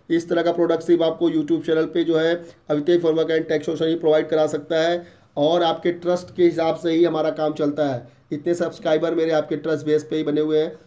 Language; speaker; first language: Hindi; native; Hindi